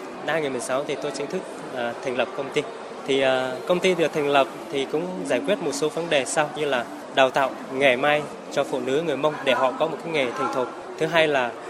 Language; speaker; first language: Vietnamese; non-native, local second language; Hmong